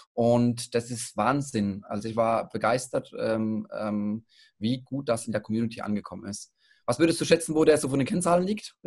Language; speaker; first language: German; native; German